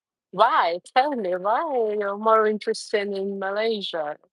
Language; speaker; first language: English; non-native, learner; Russian